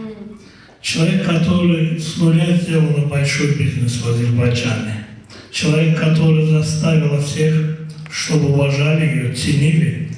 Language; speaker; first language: Russian; non-native, local second language; Azerbaijani